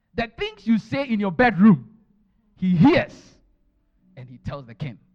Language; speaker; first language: English; non-native, local second language; Akan